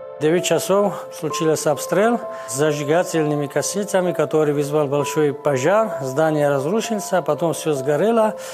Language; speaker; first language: Russian; non-native, local second language; Georgian